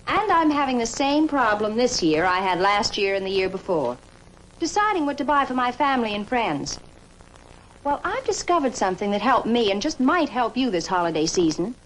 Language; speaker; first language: English; native; English